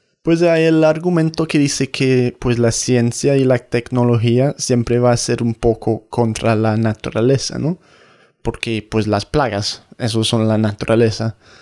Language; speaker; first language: Spanish; non-native, fluent; English